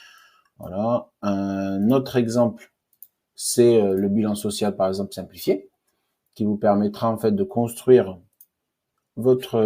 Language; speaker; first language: French; native; French